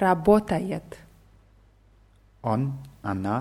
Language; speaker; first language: Russian; non-native, learner; German